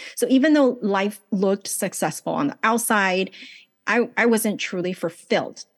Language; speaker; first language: English; early bilingual, other home language; Chinese